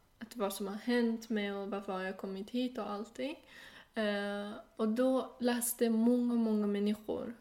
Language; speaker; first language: Swedish; non-native, fluent; Persian